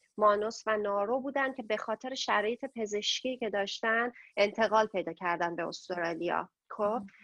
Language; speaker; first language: Persian; native; Persian